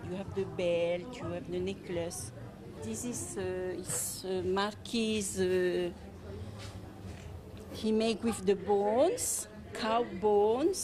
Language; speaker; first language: English; non-native, learner; French